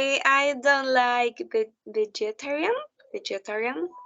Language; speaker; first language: English; non-native, learner; Spanish